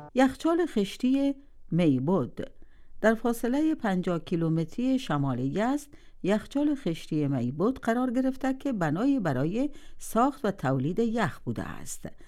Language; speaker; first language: Persian; native; Persian